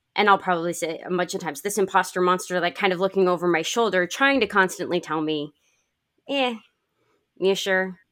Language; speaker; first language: English; native; English